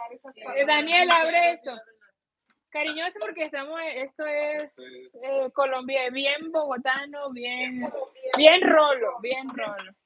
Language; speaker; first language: Spanish; native; Spanish